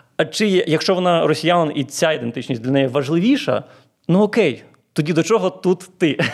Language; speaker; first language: Ukrainian; non-native, local second language; Russian